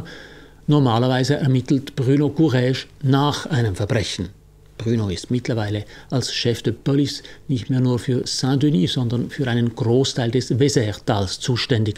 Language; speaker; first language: German; native; German